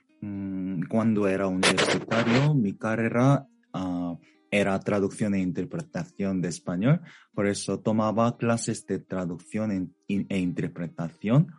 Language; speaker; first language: Spanish; non-native, fluent; Korean